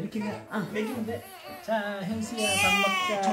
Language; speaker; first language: Korean; native; Korean